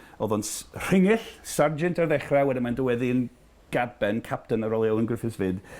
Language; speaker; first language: Welsh; non-native, fluent; English